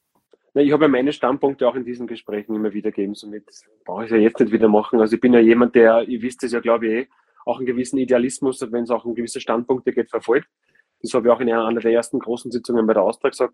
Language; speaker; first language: German; native; German